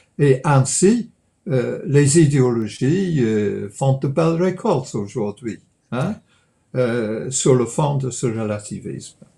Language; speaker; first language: French; non-native, fluent; English